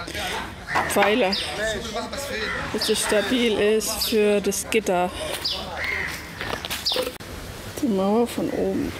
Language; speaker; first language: German; native; German